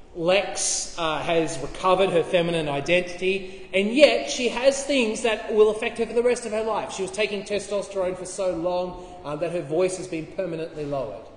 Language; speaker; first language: English; native; English